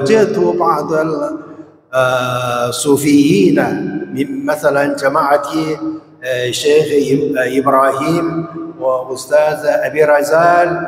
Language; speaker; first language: Arabic; non-native, fluent; Chinese